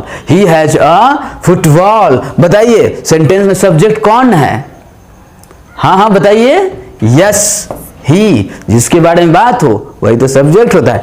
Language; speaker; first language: Hindi; native; Hindi